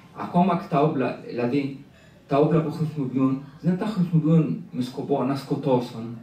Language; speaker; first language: Greek; early bilingual, other home language; Arabic